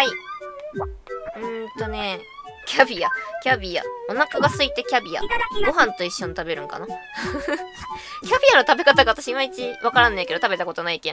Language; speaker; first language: Japanese; native; Japanese